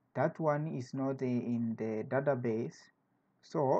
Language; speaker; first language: English; non-native, fluent; Portuguese